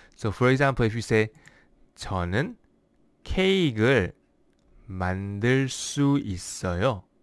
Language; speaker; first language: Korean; non-native, learner; English